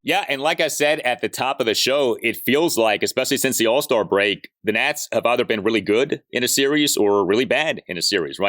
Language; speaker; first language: English; native; English